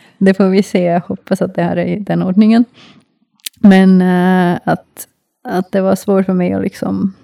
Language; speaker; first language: Swedish; non-native, local second language; Finnish